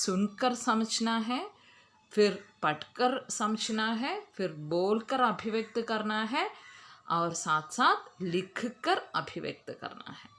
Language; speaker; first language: Hindi; non-native, local second language; Malayalam